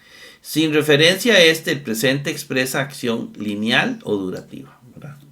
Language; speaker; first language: Spanish; native; Spanish